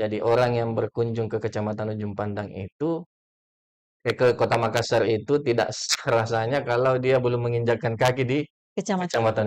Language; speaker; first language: Indonesian; native; Indonesian